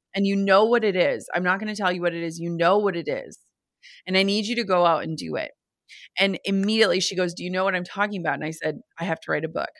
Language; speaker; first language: English; native; English